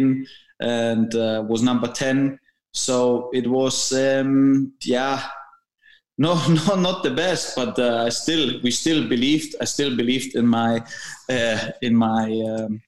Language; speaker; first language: English; non-native, fluent; German